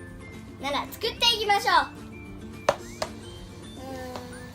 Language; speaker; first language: Japanese; early bilingual, heritage; Japanese